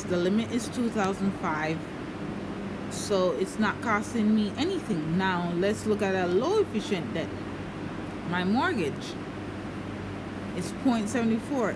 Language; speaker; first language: English; native; English